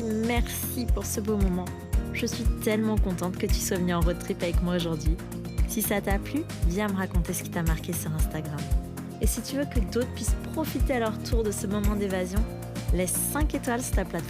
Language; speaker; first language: French; native; French